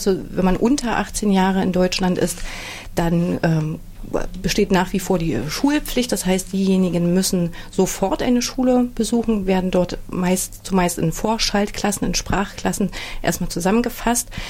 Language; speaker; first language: German; native; German